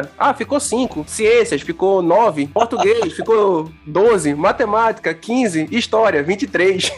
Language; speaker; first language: Portuguese; native; Portuguese